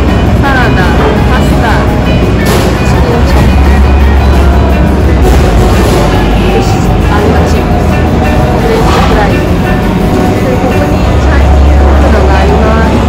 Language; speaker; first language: Japanese; non-native, fluent; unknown